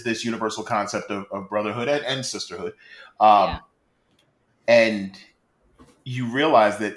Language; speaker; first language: English; native; English